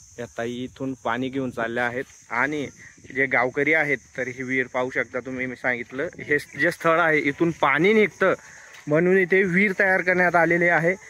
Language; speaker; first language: Marathi; native; Marathi